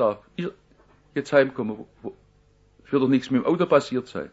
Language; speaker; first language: German; native; German